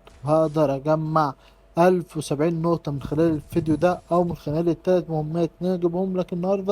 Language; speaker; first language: Arabic; native; Arabic